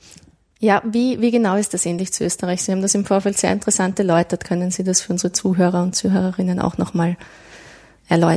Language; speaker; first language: German; native; German